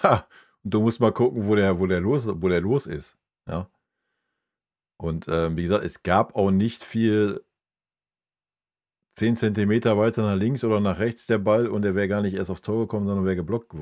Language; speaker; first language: German; native; German